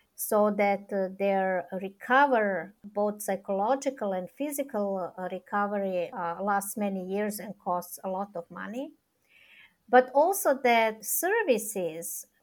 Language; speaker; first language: English; non-native, fluent; Serbian